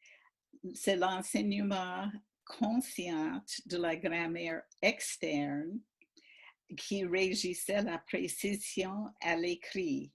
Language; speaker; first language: French; non-native, fluent; English